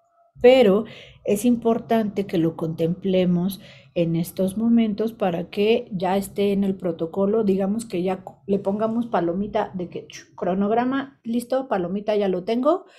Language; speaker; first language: Spanish; native; Spanish